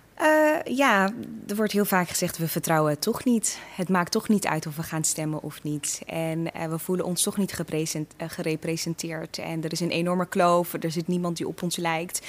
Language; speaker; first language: Dutch; early bilingual, other home language; Tigrinya